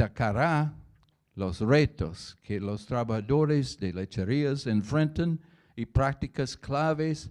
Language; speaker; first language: Spanish; non-native, learner; English